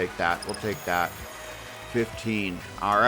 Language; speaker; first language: English; native; English